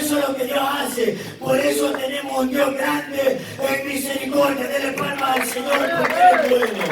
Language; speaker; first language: Spanish; native; Spanish